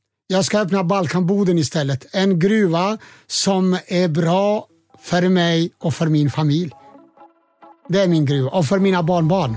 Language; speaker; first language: Swedish; non-native, fluent; Albanian